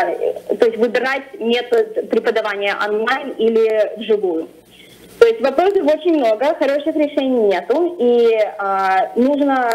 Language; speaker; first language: Russian; early bilingual, other home language; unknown